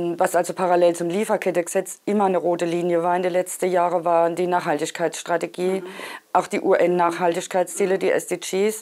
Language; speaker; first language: German; native; German